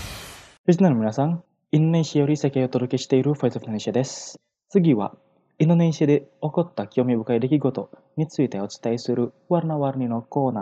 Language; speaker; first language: Japanese; non-native, fluent; Indonesian